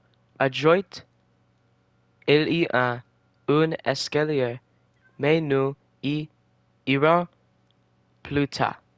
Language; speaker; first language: French; non-native, learner; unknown